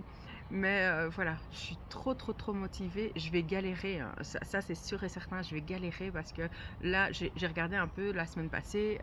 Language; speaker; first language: French; native; French